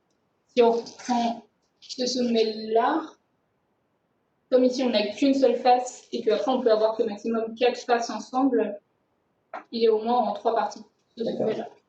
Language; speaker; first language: French; native; French